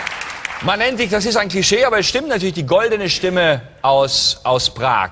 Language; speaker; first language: German; native; German